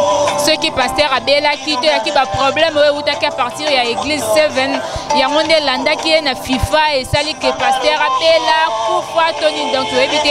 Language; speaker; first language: French; non-native, local second language; Lingala